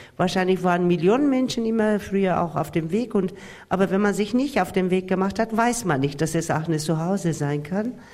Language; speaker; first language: German; non-native, fluent; Turkish